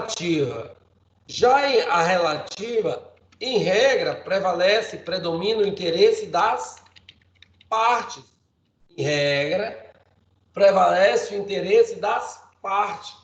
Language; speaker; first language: Portuguese; native; Portuguese